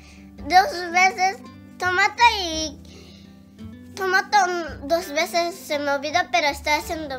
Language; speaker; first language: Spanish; early bilingual, heritage; Spanish